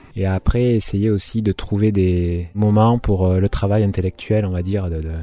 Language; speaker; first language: French; native; French